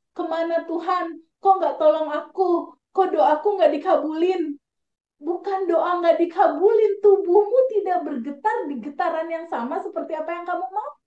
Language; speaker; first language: Indonesian; native; Indonesian